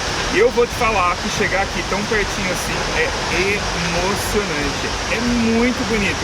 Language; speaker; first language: Portuguese; native; Portuguese